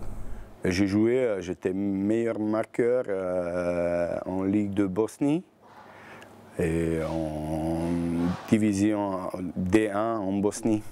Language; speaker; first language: French; non-native, learner; Bosnian